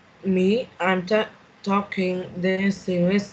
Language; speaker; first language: English; non-native, learner; Vietnamese